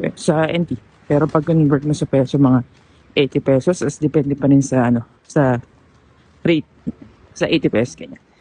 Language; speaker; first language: Filipino; native; Filipino